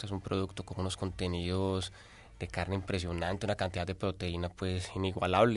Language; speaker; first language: Spanish; native; Spanish